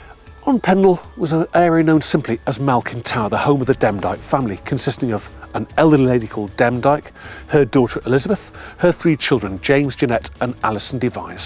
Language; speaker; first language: English; native; English